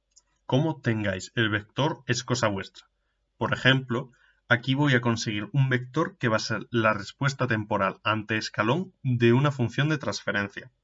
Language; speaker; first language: Spanish; native; Spanish